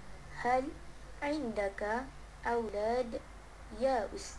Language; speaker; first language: Arabic; non-native, learner; Malay